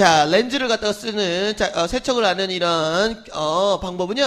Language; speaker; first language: Korean; native; Korean